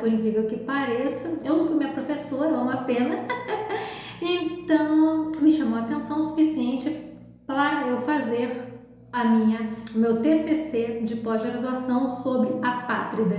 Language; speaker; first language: Portuguese; native; Portuguese